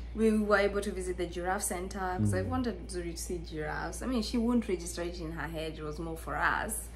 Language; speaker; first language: English; non-native, local second language; Kikuyu